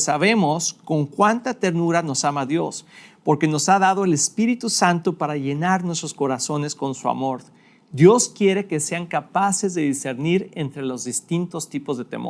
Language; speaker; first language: Spanish; native; Spanish